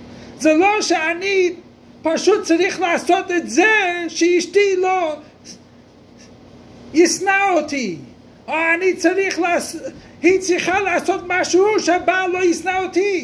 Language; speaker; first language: Hebrew; non-native, fluent; English